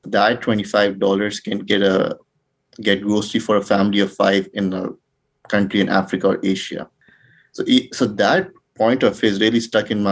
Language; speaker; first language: English; non-native, local second language; Urdu